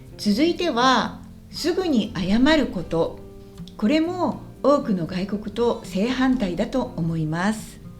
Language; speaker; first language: Japanese; native; Japanese